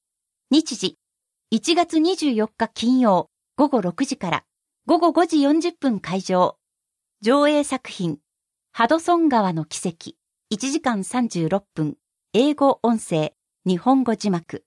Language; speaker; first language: Japanese; native; Japanese